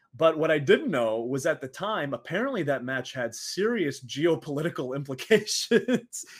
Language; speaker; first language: English; early bilingual, other home language; Arabic